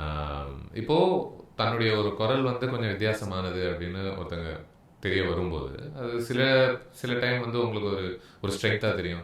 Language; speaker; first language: Tamil; native; Tamil